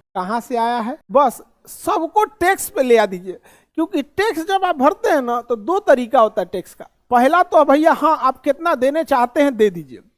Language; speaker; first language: Hindi; native; Hindi